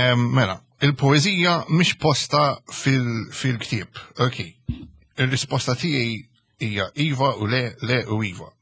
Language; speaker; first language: Maltese; early bilingual, heritage; Maltese